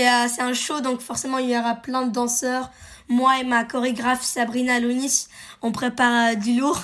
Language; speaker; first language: French; early bilingual, heritage; French